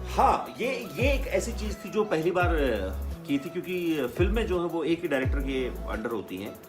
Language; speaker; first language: Hindi; native; Hindi